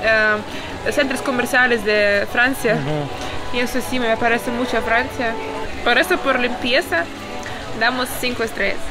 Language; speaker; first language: Spanish; non-native, learner; Ukrainian